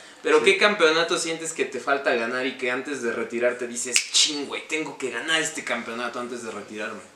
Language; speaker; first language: Spanish; native; Spanish